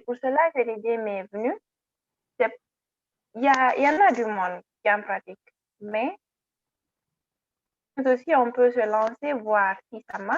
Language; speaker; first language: French; non-native, local second language; Fula